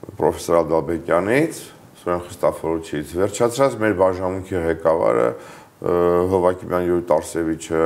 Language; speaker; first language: Armenian; native; Armenian